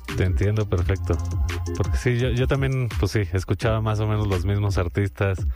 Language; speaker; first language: Spanish; native; Spanish